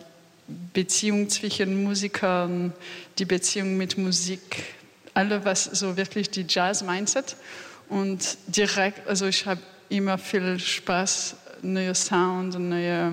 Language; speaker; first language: German; non-native, fluent; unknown